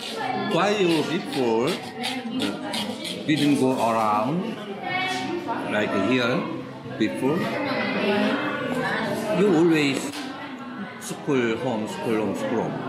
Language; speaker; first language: English; non-native, learner; Korean